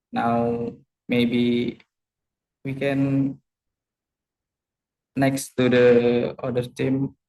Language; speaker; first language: English; non-native, learner; Indonesian